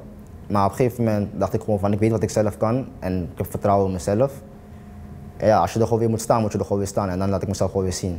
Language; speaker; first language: Dutch; native; Dutch